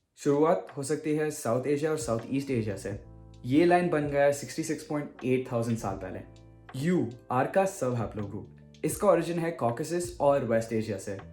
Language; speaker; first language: Hindi; early bilingual, heritage; Hindi